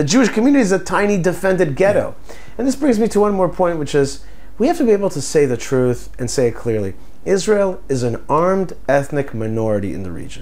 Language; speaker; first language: English; early bilingual, other home language; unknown